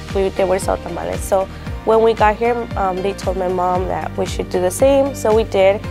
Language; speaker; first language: English; early bilingual, other home language; Spanish